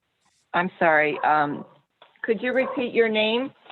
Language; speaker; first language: English; native; English